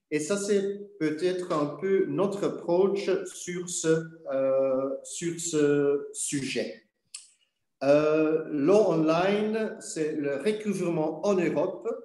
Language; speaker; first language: French; non-native, fluent; Dutch